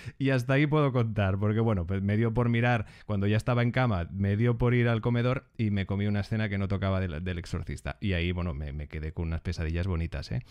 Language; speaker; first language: Spanish; native; Spanish